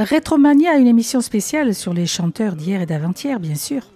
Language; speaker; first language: French; native; French